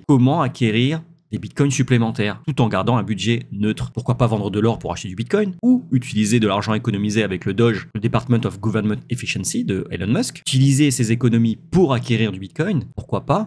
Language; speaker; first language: French; native; French